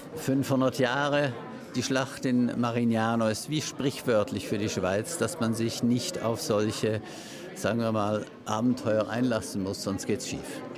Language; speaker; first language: German; native; German